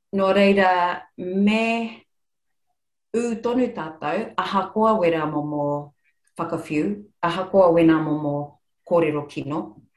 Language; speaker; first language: Māori; non-native, local second language; English